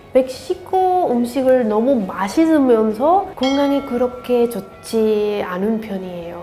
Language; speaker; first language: Korean; non-native, learner; Spanish